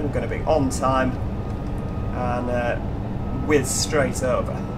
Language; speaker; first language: English; native; English